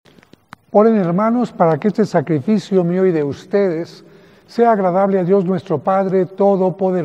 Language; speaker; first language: Spanish; native; Spanish